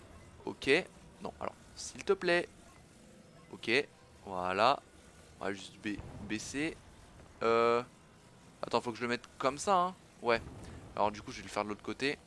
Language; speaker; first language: French; native; French